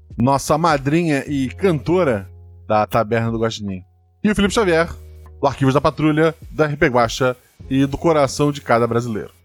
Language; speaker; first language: Portuguese; native; Portuguese